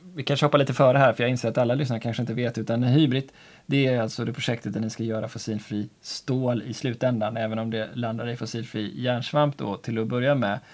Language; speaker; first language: Swedish; native; Swedish